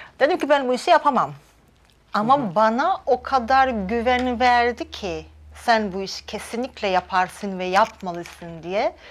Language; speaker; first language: Turkish; non-native, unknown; Georgian